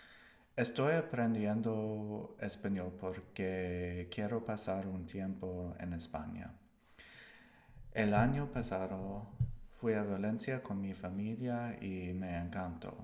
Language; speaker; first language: Spanish; non-native, learner; English